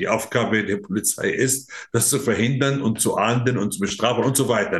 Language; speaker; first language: German; non-native, fluent; Arabic